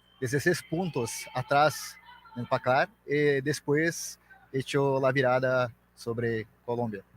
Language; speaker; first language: Spanish; non-native, fluent; Portuguese